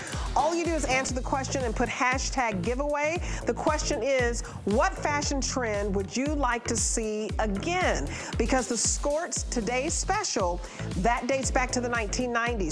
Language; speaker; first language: English; native; English